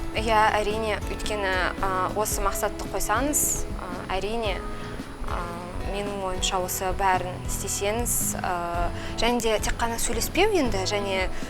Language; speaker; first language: Kazakh; non-native, local second language; Russian